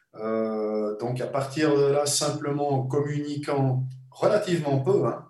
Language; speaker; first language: French; native; French